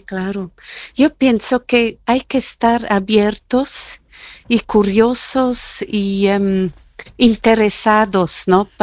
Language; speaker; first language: Spanish; non-native, fluent; German